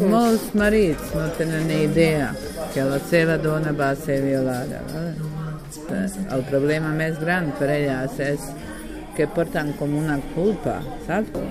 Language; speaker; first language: Catalan; non-native, fluent; Bosnian